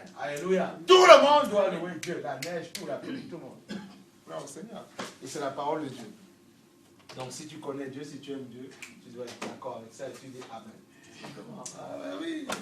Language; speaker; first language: French; native; French